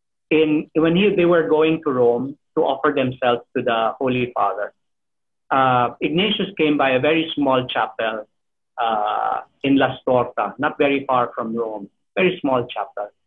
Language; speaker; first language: English; non-native, local second language; Filipino